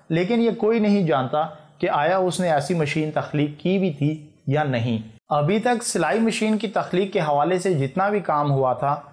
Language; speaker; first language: Urdu; native; Urdu